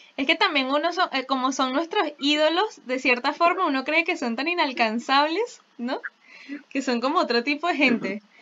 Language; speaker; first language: Spanish; native; Spanish